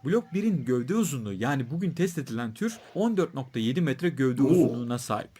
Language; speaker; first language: Turkish; native; Turkish